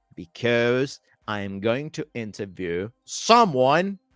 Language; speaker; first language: English; non-native, fluent; Italian